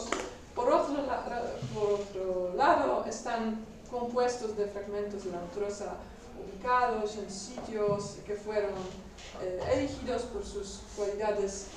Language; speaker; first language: Spanish; non-native, learner; Polish